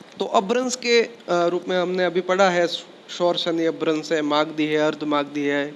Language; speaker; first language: Hindi; native; Hindi